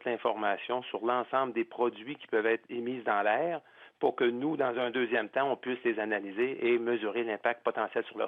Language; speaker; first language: French; native; French